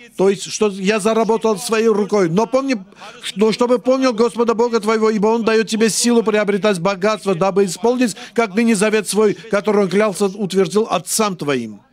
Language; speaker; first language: Russian; non-native, local second language; Armenian